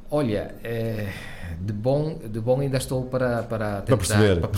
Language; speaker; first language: Portuguese; early bilingual, heritage; Spanish